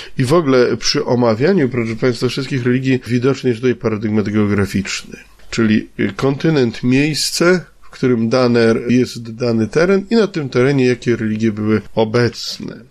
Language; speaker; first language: Polish; native; Polish